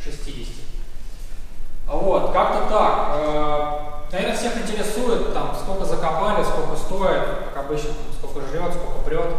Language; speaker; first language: Russian; native; Russian